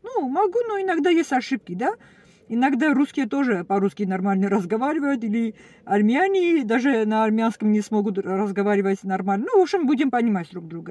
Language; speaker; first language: Russian; non-native, learner; Armenian